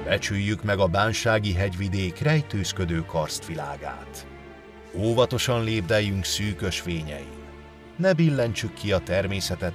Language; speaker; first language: Hungarian; native; Hungarian